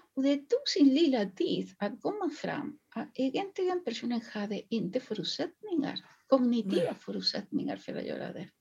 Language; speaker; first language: Swedish; non-native, fluent; Spanish